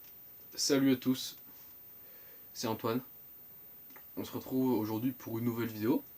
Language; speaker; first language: French; native; French